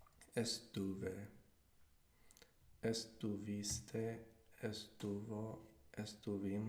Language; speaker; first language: Spanish; non-native, learner; English